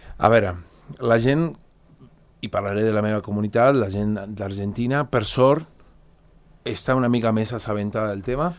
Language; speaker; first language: Catalan; non-native, fluent; Spanish